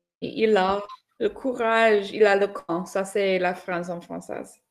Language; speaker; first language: French; non-native, fluent; English